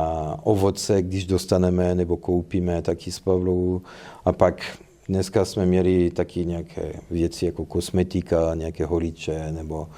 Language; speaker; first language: Czech; non-native, fluent; French